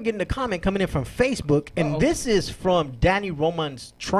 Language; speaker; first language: English; native; English